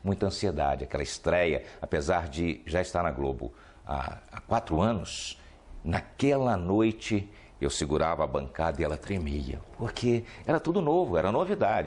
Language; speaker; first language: Portuguese; native; Portuguese